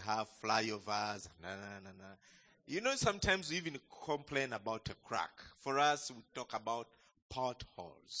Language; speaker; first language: English; non-native, local second language; Ganda